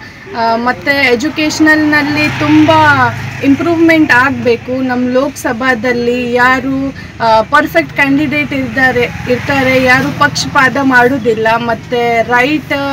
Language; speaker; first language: Kannada; non-native, local second language; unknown